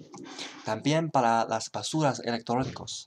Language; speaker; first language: Spanish; non-native, learner; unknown